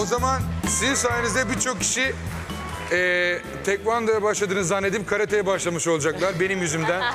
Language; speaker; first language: Turkish; native; Turkish